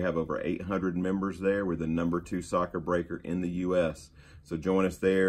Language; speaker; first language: English; native; English